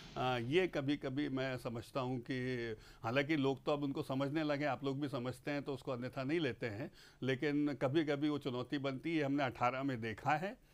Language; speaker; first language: Hindi; native; Hindi